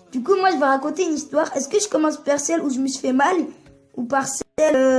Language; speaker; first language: French; early bilingual, other home language; Turkish